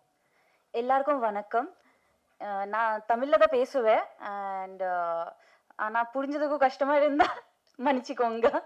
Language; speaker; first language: Tamil; non-native, fluent; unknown